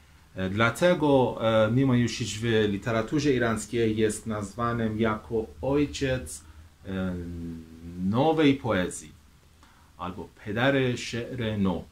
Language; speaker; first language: Polish; non-native, fluent; Persian